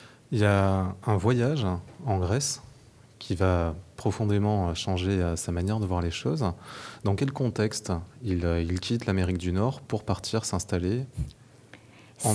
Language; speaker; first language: French; native; French